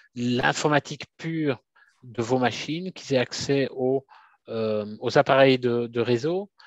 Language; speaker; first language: French; native; French